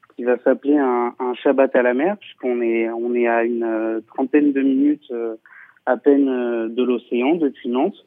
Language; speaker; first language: French; native; French